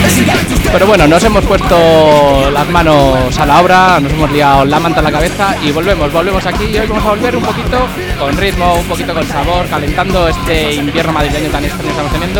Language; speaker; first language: Spanish; native; Spanish